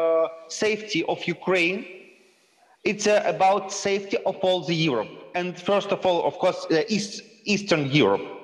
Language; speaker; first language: English; non-native, fluent; Ukrainian